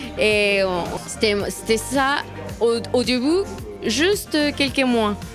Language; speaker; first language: French; non-native, fluent; Spanish